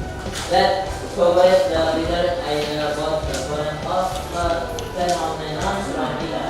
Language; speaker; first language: English; non-native, learner; Indonesian